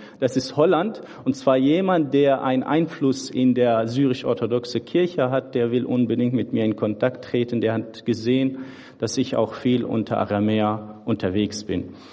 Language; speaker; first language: German; early bilingual, other home language; Turoyo